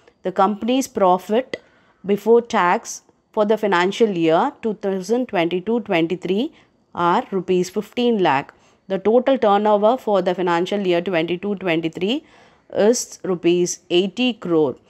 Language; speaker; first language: English; non-native, local second language; Tamil